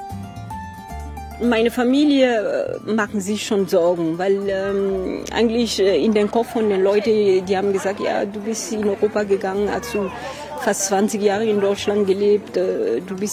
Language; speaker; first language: German; non-native, fluent; French